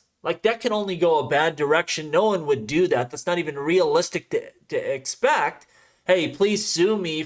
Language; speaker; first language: English; native; English